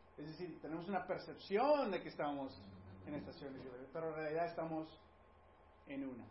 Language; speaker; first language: Spanish; early bilingual, heritage; Spanish